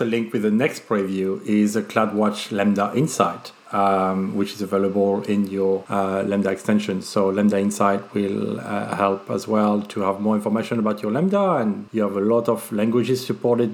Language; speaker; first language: English; non-native, fluent; French